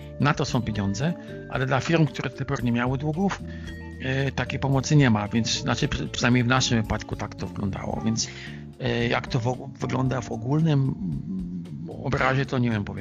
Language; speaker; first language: Polish; native; Polish